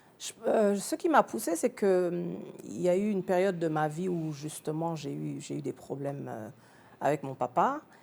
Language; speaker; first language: French; early bilingual, other home language; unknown